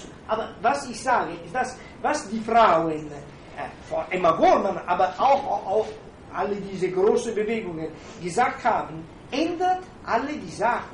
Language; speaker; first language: German; non-native, fluent; Italian